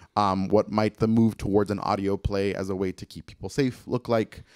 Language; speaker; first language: English; early bilingual, other home language; Spanish